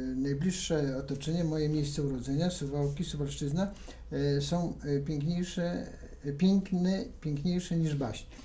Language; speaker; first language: Polish; native; Polish